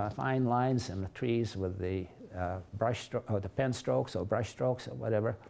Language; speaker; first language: English; early bilingual, other home language; Latvian